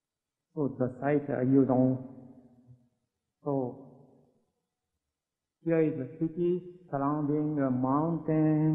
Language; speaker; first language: English; non-native, learner; Japanese